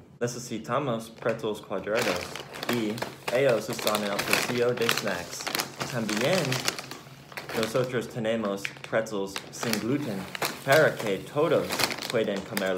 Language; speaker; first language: Spanish; non-native, learner; English